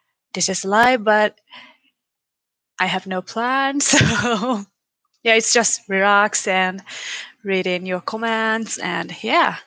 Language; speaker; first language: English; non-native, learner; Japanese